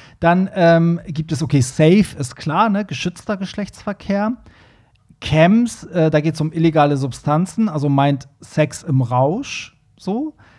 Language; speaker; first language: German; early bilingual, other home language; Persian